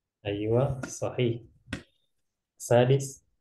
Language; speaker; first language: Arabic; non-native, fluent; Indonesian